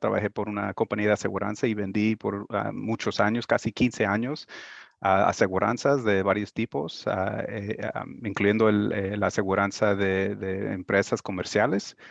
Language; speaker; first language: Spanish; early bilingual, heritage; Spanish